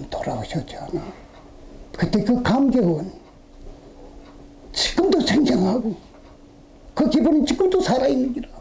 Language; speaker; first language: Korean; native; Korean